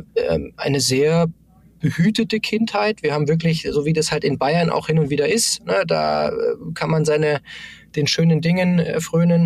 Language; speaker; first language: German; native; German